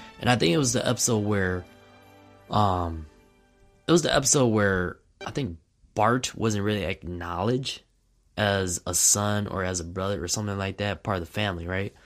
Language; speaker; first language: English; native; English